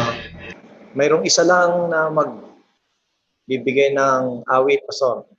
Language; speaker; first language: Filipino; native; Filipino